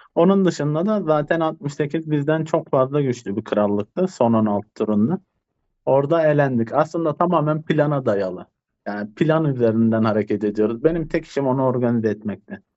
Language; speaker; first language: Turkish; native; Turkish